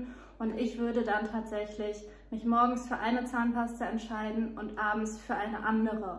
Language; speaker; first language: German; native; German